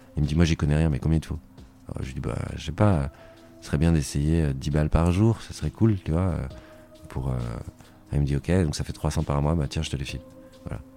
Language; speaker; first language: French; native; French